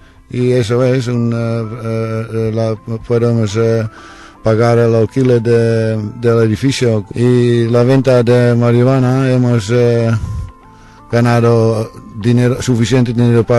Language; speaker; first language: Spanish; non-native, learner; Dutch